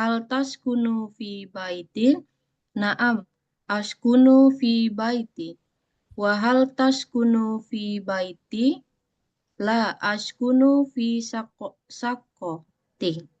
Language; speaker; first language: Arabic; non-native, learner; Indonesian